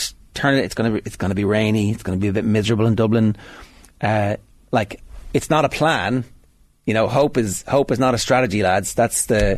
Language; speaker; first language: English; native; English